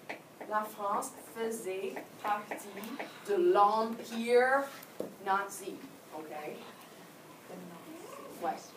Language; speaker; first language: French; non-native, fluent; English